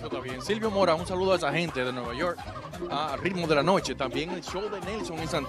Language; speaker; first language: Spanish; native; Spanish